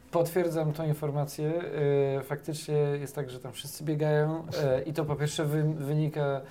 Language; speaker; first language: Polish; native; Polish